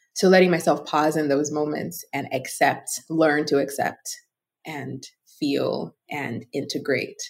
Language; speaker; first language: English; non-native, local second language; Yoruba